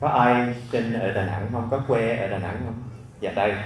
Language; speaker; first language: Vietnamese; early bilingual, heritage; Vietnamese